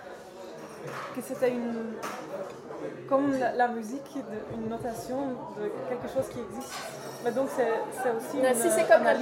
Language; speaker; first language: French; non-native, learner; Dutch